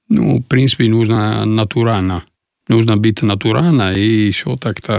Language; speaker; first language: Russian; non-native, learner; Italian